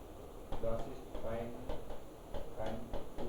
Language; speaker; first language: German; non-native, learner; Hindi